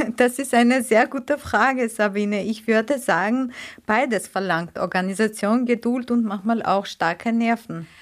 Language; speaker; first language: German; non-native, fluent; Armenian